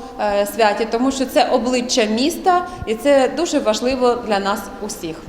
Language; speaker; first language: Ukrainian; native; Ukrainian